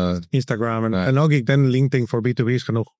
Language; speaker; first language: Dutch; non-native, learner; Spanish